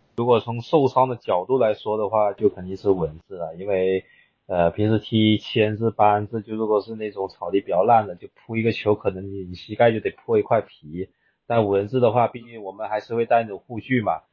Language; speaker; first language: Chinese; native; Chinese